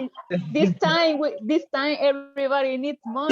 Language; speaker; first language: English; non-native, learner; Spanish